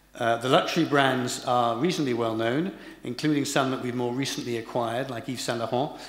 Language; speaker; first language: English; native; English